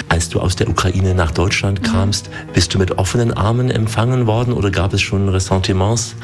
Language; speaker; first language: German; native; German